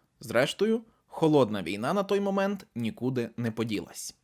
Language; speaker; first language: Ukrainian; native; Ukrainian